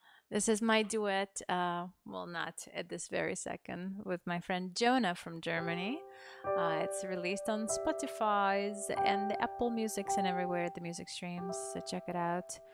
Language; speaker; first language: English; non-native, fluent; Russian